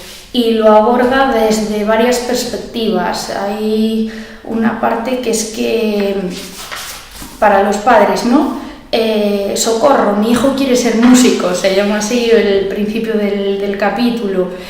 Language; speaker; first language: Spanish; native; Spanish